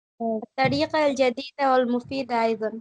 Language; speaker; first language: Arabic; non-native, learner; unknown